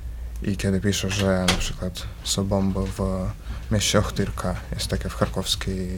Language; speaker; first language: Polish; early bilingual, other home language; Ukrainian